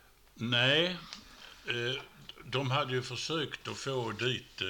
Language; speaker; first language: Swedish; native; Swedish